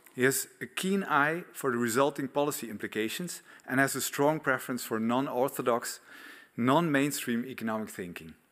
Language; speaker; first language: English; non-native, fluent; Dutch